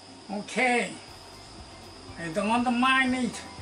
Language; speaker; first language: English; non-native, learner; Japanese